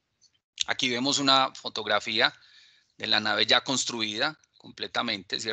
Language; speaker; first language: Spanish; native; Spanish